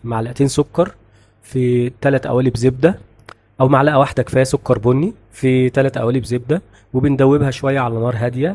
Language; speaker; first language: Arabic; native; Arabic